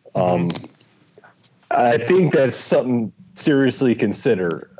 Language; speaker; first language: English; native; English